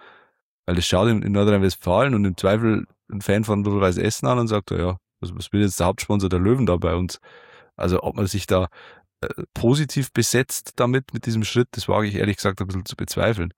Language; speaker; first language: German; native; German